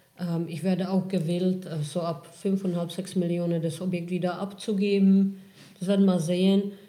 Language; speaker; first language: German; non-native, fluent; Czech